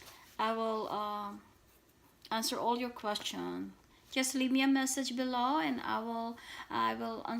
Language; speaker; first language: English; non-native, fluent; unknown